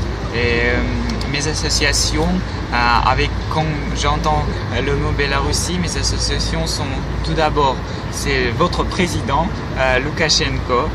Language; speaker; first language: French; non-native, learner; Uzbek